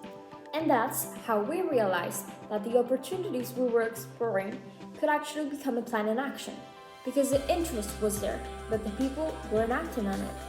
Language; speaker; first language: English; non-native, learner; Spanish